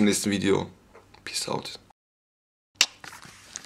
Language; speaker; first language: German; native; German